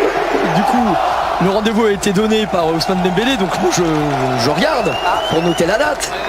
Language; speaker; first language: French; native; French